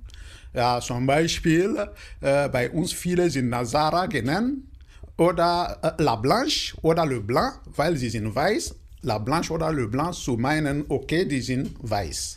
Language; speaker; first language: German; non-native, learner; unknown